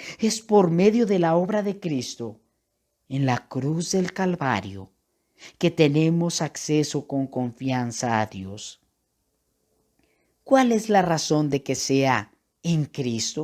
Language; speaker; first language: Spanish; native; Spanish